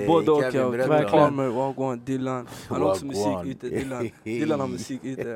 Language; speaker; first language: Swedish; early bilingual, other home language; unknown